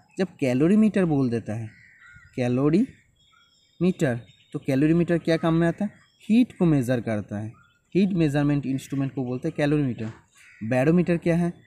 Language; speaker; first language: Hindi; non-native, local second language; Bangla